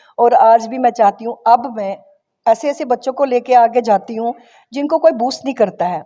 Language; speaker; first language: Hindi; non-native, local second language; Kashmiri